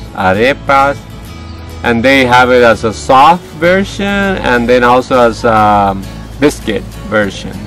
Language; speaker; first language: English; non-native, fluent; Spanish